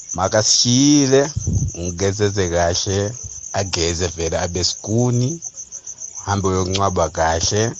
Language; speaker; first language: Zulu; non-native, fluent; Nyanja